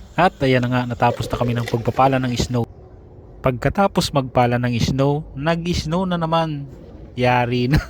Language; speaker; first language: Filipino; native; Filipino